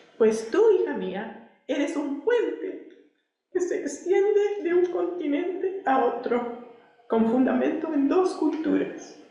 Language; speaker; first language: Spanish; early bilingual, other home language; English